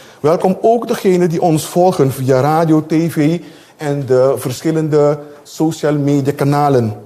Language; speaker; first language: Dutch; non-native, local second language; Papiamento